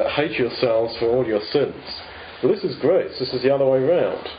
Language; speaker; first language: English; native; English